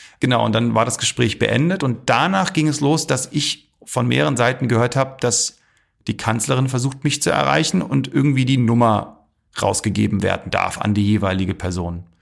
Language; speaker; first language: German; early bilingual, other home language; Arabic